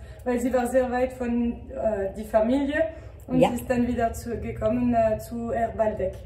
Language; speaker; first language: German; non-native, fluent; French